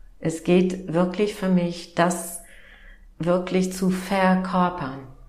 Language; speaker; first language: German; non-native, fluent; English